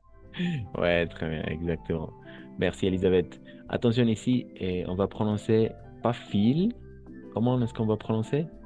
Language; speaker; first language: French; non-native, fluent; Spanish